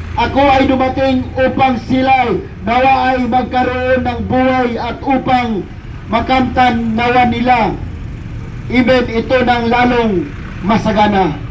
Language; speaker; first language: Filipino; non-native, local second language; Cebuano